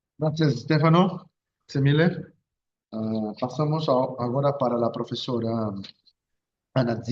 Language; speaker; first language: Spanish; non-native, learner; Portuguese